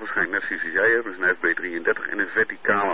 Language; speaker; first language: Dutch; native; Dutch